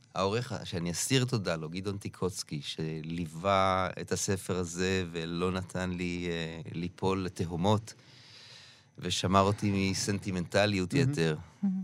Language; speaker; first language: Hebrew; native; Hebrew